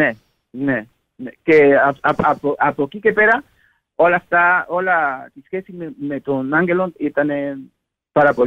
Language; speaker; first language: Greek; non-native, learner; Spanish